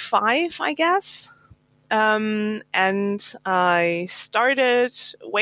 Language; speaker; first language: English; non-native, fluent; German